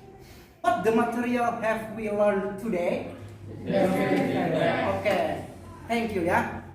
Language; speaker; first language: English; non-native, learner; Indonesian